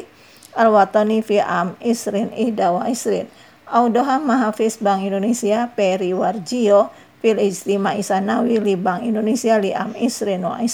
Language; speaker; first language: Arabic; non-native, fluent; Indonesian